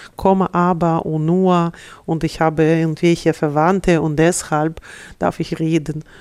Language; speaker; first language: German; non-native, fluent; Ukrainian